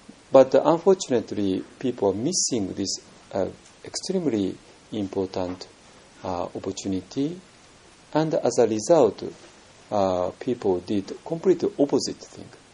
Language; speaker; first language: English; non-native, fluent; Japanese